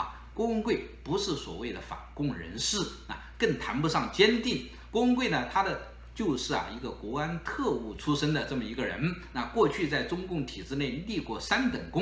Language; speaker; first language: Chinese; native; Chinese